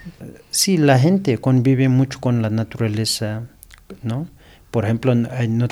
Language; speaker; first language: Spanish; non-native, learner; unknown